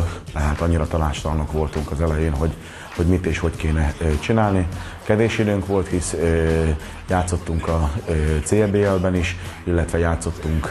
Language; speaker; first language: Hungarian; native; Hungarian